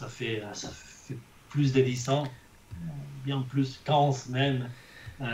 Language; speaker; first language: French; non-native, fluent; Spanish